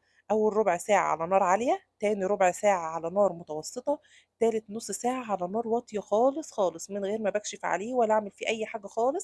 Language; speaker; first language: Arabic; native; Arabic